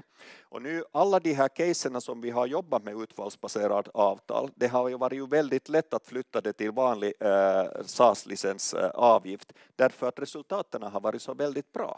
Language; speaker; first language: Swedish; non-native, local second language; Finnish